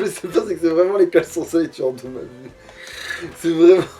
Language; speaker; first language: French; native; French